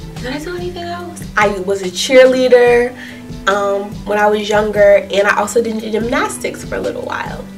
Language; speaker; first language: English; native; English